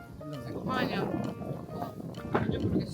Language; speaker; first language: Korean; non-native, fluent; Russian